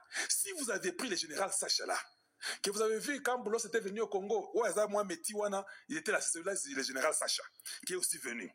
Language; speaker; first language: French; non-native, local second language; Lingala